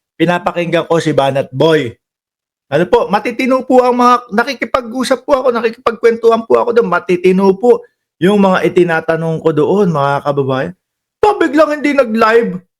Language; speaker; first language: Filipino; native; Filipino